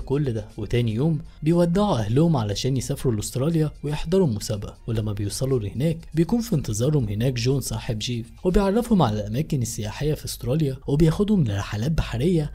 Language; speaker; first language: Arabic; native; Arabic